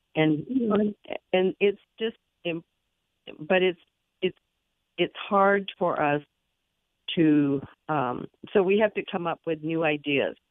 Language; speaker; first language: English; native; English